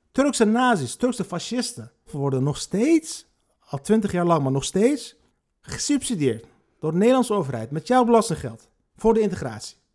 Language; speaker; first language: Dutch; early bilingual, other home language; Turkish